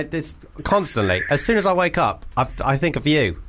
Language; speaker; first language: English; native; English